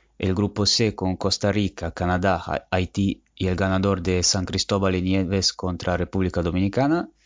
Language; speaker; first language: Spanish; non-native, fluent; Italian